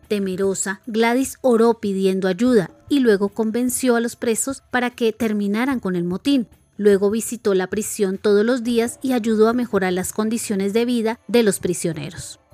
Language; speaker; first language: Spanish; native; Spanish